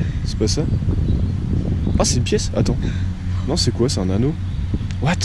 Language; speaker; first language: French; native; French